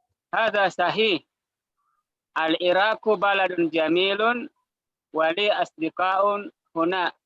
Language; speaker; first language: Arabic; non-native, learner; Indonesian